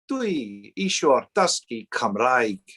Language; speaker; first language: Welsh; non-native, learner; English